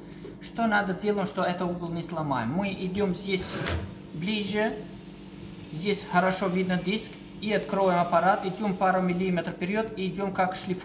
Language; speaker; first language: Russian; non-native, learner; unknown